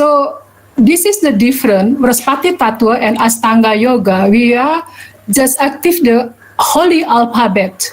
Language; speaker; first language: English; non-native, learner; Balinese